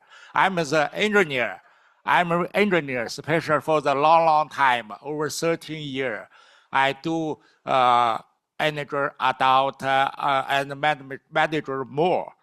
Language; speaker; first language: English; non-native, learner; Chinese